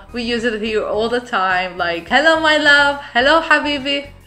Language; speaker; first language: English; non-native, fluent; Arabic